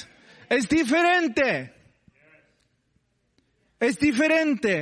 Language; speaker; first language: Spanish; non-native, learner; English